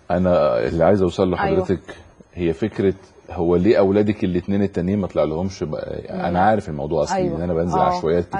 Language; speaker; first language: Arabic; native; Arabic